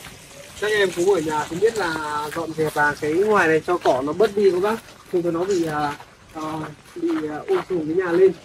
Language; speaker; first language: Vietnamese; native; Vietnamese